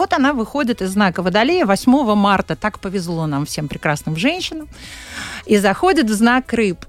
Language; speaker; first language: Russian; native; Russian